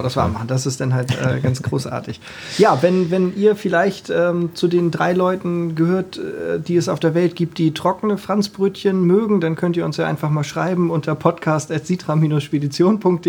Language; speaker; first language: German; native; German